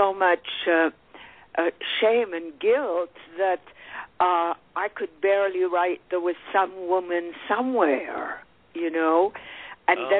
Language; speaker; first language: English; non-native, fluent; French